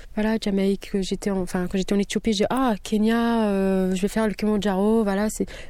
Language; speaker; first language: French; early bilingual, other home language; Kabyle